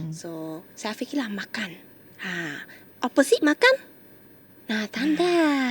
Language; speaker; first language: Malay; non-native, local second language; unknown